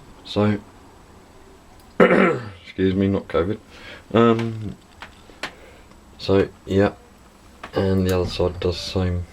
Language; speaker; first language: English; native; English